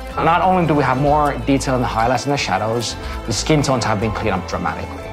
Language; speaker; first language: English; non-native, fluent; Finnish